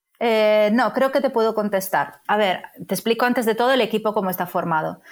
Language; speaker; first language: Spanish; non-native, fluent; Italian